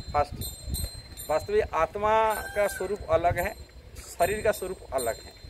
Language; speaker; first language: Hindi; non-native, local second language; Odia